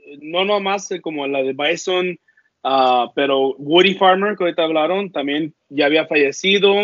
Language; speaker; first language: Spanish; early bilingual, heritage; Spanish